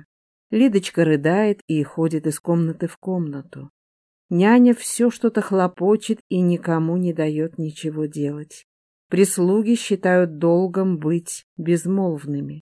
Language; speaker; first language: Russian; native; Russian